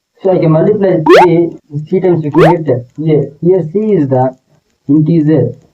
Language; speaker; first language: English; non-native, local second language; Telugu